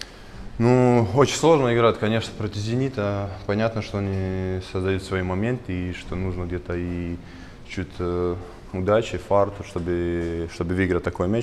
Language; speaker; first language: Russian; non-native, fluent; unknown